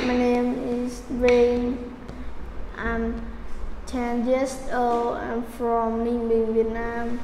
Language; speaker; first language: English; non-native, learner; Vietnamese